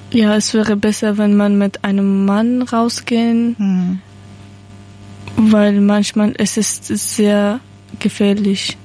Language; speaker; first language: German; non-native, learner; Persian